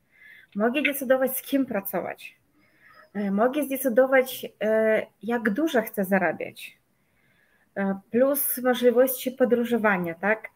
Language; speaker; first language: Polish; non-native, fluent; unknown